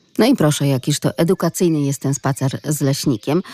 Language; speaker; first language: Polish; native; Polish